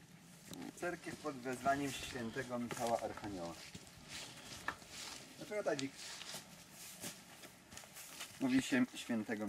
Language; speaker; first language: Polish; native; Polish